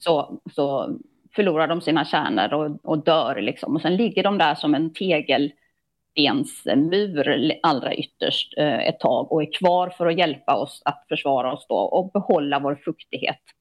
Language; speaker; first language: Swedish; native; Swedish